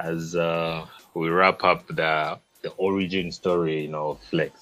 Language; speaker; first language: English; non-native, local second language; Ganda